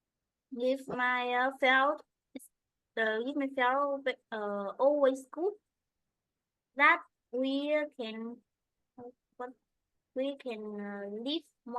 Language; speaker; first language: English; non-native, learner; Vietnamese